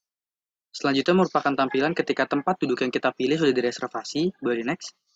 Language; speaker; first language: Indonesian; native; Indonesian